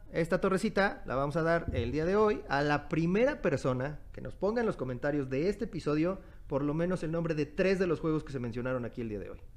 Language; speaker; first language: Spanish; native; Spanish